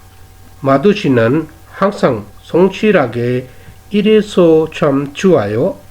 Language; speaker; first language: Korean; non-native, fluent; Urdu